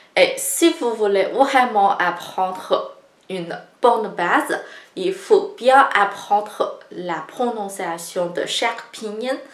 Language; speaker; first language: French; non-native, fluent; Chinese